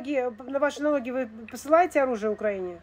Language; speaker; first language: Russian; native; Russian